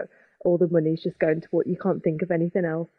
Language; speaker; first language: English; native; English